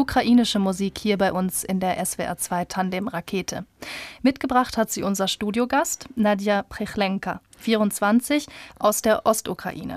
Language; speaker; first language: German; native; German